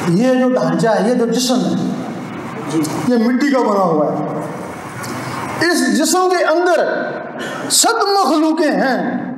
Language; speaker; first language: Urdu; non-native, local second language; Punjabi